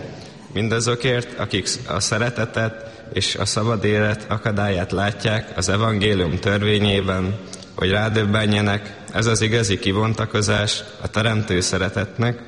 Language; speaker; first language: Hungarian; native; Hungarian